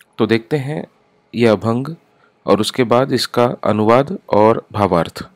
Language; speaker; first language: Hindi; non-native, local second language; Marathi